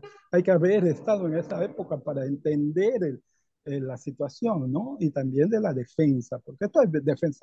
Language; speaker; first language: Spanish; native; Spanish